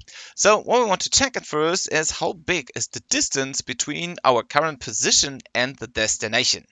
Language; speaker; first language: English; non-native, fluent; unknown